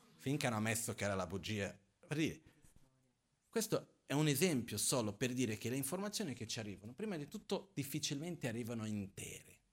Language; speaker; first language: Italian; non-native, fluent; Portuguese